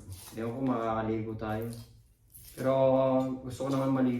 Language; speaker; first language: Filipino; native; Filipino